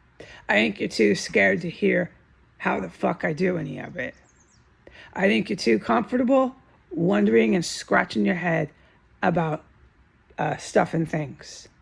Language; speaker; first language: English; native; English